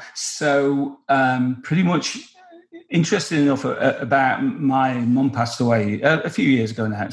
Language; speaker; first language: English; native; English